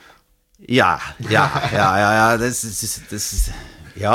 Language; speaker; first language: German; native; German